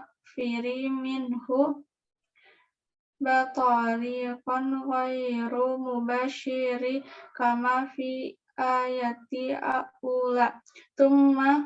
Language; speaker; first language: Arabic; non-native, learner; Indonesian